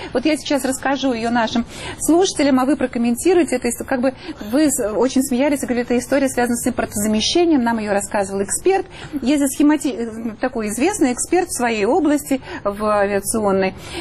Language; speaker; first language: Russian; native; Russian